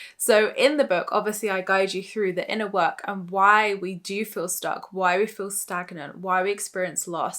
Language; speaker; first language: English; native; English